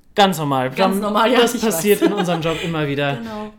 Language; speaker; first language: German; native; German